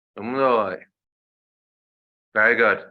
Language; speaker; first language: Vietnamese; non-native, learner; English